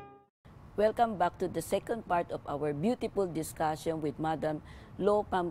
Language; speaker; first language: English; non-native, local second language; Filipino